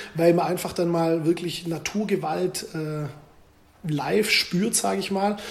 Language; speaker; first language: German; native; German